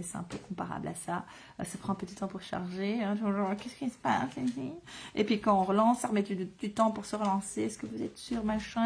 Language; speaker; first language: French; native; French